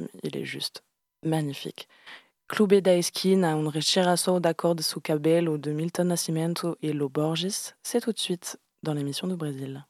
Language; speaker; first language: French; native; French